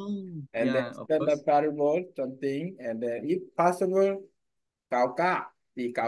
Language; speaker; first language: English; non-native, learner; Korean